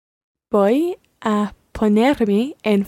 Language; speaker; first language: Spanish; non-native, learner; English